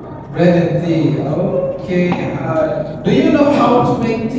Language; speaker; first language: English; non-native, learner; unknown